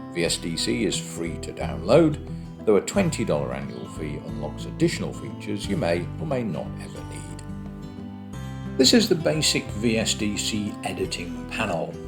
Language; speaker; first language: English; native; English